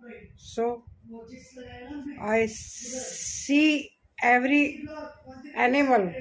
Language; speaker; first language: English; non-native, learner; Hindi